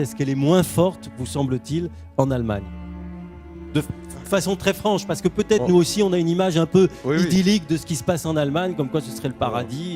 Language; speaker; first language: French; native; French